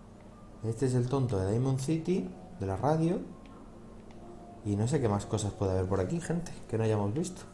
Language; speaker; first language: Spanish; native; Spanish